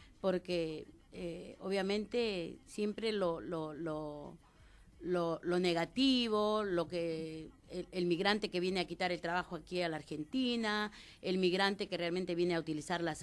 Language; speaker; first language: Spanish; native; Spanish